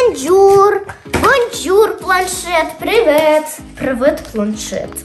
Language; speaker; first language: Russian; early bilingual, heritage; Russian